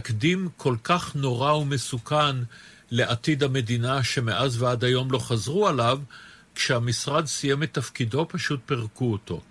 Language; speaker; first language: Hebrew; native; Hebrew